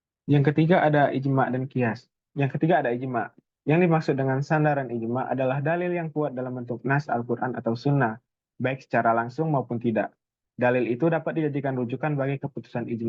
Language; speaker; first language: Indonesian; native; Indonesian